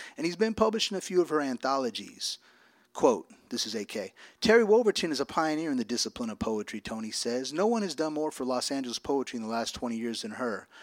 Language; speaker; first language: English; native; English